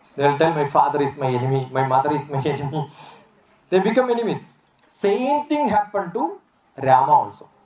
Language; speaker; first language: English; non-native, local second language; Malayalam